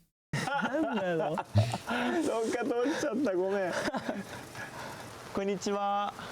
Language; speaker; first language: Japanese; native; Japanese